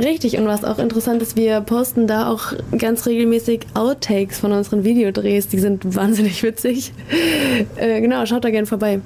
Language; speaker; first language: German; native; German